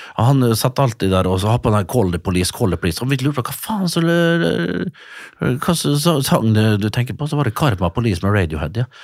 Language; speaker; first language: Norwegian; native; Norwegian